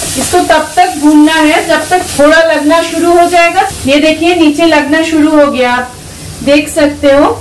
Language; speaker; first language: Hindi; native; Hindi